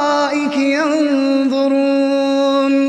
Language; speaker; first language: Arabic; native; Arabic